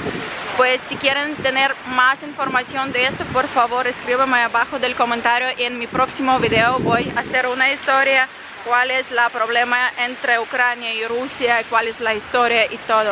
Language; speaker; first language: Spanish; non-native, fluent; Ukrainian